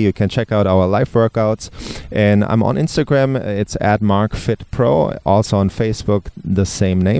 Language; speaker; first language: English; non-native, fluent; German